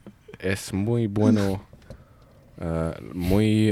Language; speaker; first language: Spanish; non-native, learner; English